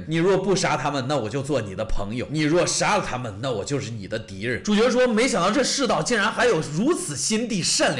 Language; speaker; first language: Chinese; native; Chinese